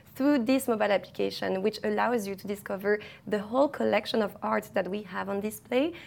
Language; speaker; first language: English; non-native, fluent; French